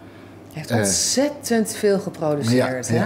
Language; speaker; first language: Dutch; native; Dutch